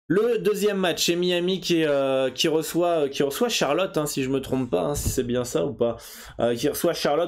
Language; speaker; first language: French; native; French